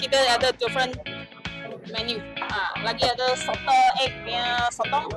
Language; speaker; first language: Malay; non-native, local second language; Chinese